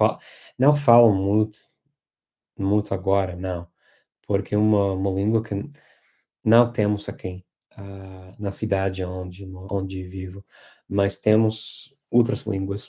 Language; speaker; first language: Portuguese; non-native, fluent; English